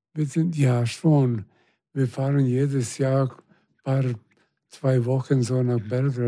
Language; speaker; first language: German; non-native, fluent; Serbian